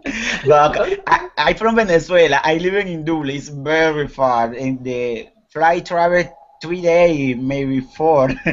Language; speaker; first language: English; non-native, learner; Spanish